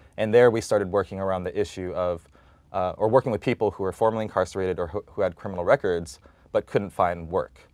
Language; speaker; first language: English; native; English